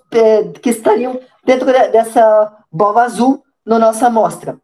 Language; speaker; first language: Portuguese; native; Portuguese